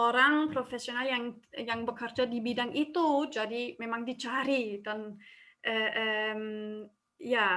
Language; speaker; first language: Indonesian; non-native, fluent; German